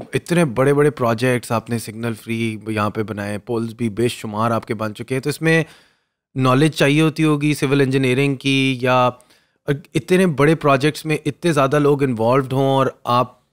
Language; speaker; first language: Urdu; native; Urdu